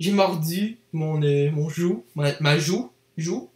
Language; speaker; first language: French; non-native, learner; English